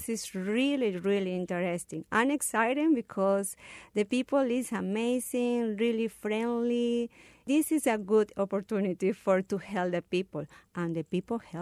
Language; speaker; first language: English; non-native, learner; Spanish